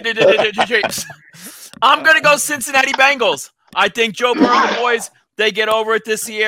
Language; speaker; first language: English; native; English